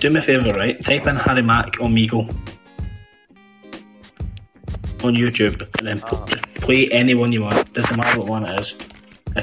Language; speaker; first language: English; native; English